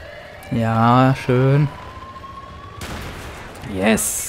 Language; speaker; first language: German; native; German